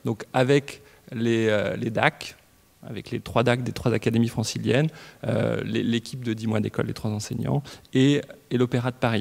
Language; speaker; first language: French; native; French